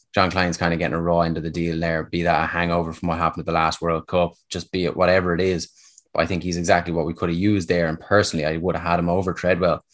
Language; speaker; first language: English; native; English